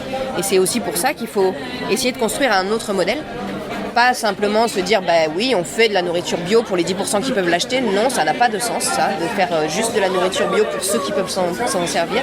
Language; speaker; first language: French; native; French